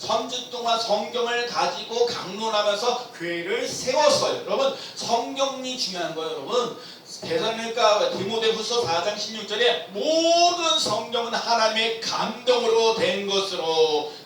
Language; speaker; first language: Korean; native; Korean